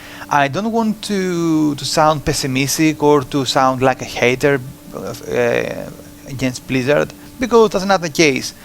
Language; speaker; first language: English; non-native, fluent; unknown